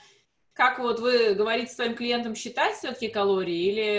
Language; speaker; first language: Russian; native; Russian